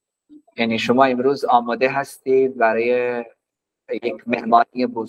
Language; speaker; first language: Persian; non-native, fluent; Urdu